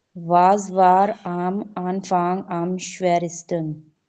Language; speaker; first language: German; non-native, learner; Hindi